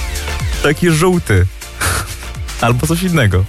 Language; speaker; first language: Polish; native; Polish